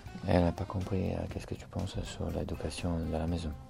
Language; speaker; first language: French; non-native, learner; Serbian